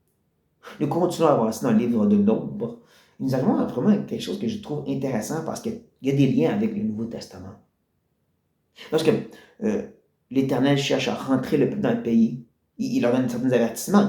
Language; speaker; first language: French; native; French